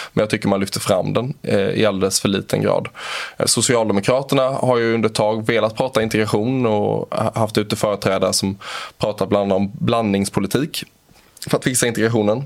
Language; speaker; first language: Swedish; native; Swedish